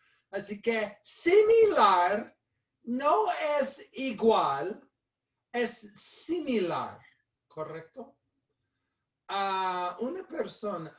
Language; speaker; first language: Spanish; non-native, fluent; English